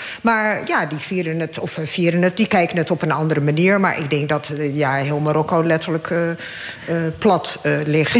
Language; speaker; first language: Dutch; early bilingual, other home language; Arabic